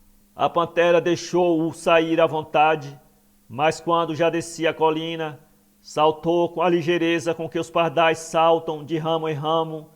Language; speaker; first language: Portuguese; native; Portuguese